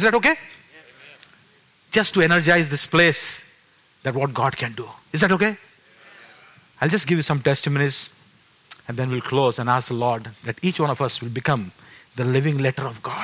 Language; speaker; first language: English; non-native, local second language; Marathi